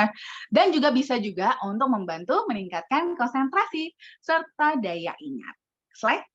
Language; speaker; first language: Indonesian; native; Indonesian